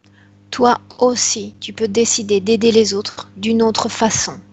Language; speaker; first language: French; native; French